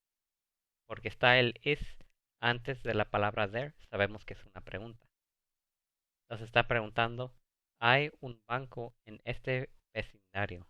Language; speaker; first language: Spanish; early bilingual, heritage; Spanish